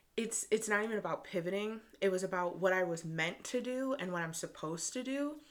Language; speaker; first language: English; native; English